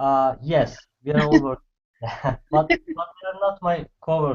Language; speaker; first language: English; non-native, learner; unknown